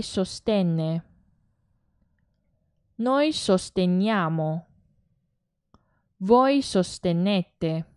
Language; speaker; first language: Italian; non-native, fluent; Chinese